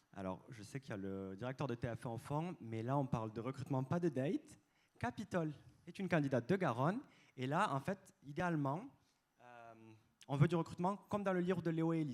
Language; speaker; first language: French; native; French